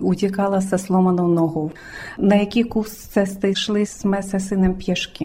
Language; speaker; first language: Czech; early bilingual, other home language; Ukrainian